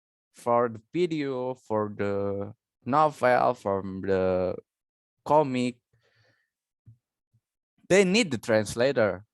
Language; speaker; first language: English; non-native, learner; Indonesian